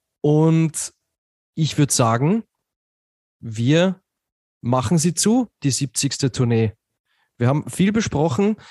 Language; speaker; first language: German; native; German